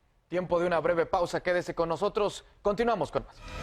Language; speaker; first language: Spanish; native; Spanish